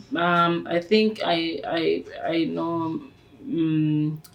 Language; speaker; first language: English; non-native, local second language; Swahili